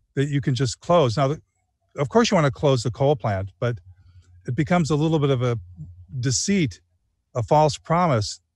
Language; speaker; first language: English; native; English